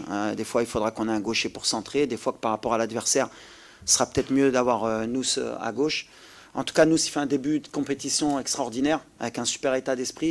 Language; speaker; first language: French; native; French